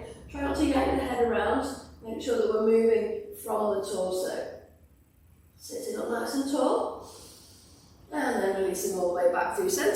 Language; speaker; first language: English; native; English